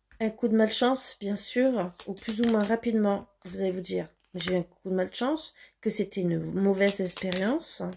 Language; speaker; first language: French; native; French